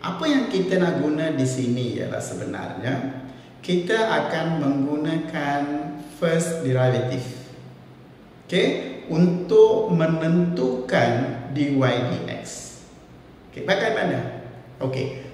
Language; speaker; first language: Malay; non-native, local second language; Tamil